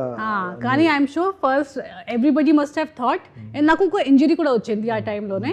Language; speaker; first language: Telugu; non-native, learner; Hindi